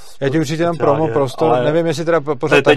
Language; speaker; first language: Czech; native; Czech